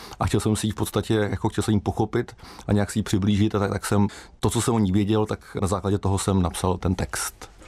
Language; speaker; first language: Czech; native; Czech